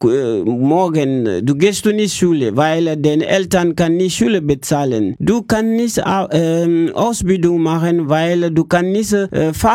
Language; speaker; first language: German; non-native, learner; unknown